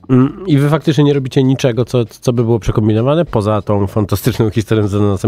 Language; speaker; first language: Polish; native; Polish